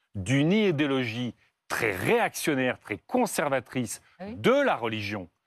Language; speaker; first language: French; native; French